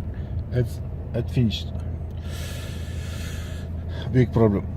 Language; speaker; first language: English; non-native, learner; Kazakh